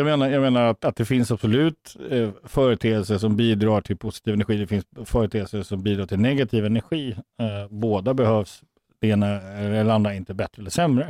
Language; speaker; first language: Swedish; native; Swedish